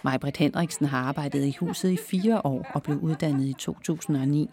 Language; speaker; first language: Danish; native; Danish